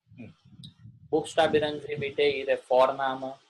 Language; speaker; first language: German; non-native, fluent; Gujarati